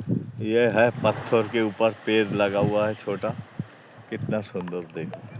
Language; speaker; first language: Hindi; non-native, local second language; Bangla